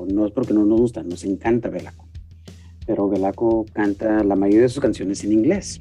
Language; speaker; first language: Spanish; early bilingual, heritage; Spanish